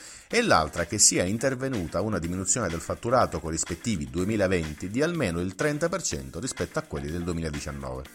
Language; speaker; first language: Italian; native; Italian